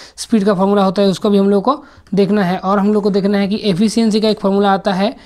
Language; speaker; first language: Hindi; non-native, local second language; Bangla